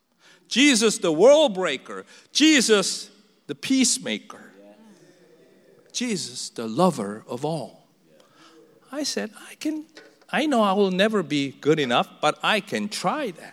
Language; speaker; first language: English; non-native, fluent; Korean